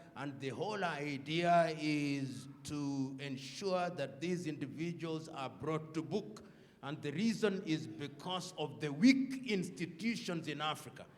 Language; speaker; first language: English; non-native, local second language; Luo (Kenya and Tanzania)